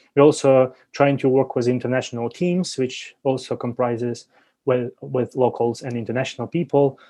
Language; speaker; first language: English; non-native, fluent; Ukrainian